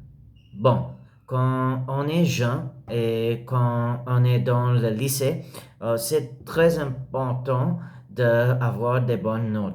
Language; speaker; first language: French; non-native, learner; English